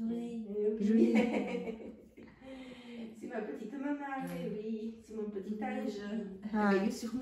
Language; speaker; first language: French; native; French